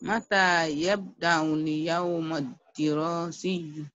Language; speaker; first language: Arabic; non-native, learner; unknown